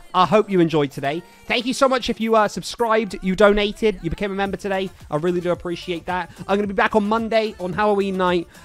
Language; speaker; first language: English; native; English